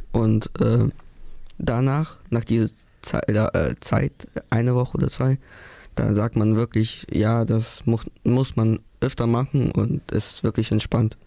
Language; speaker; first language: German; early bilingual, other home language; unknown